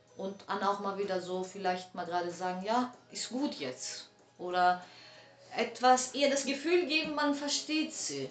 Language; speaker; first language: German; non-native, fluent; Greek